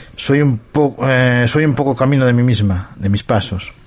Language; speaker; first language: Spanish; native; Spanish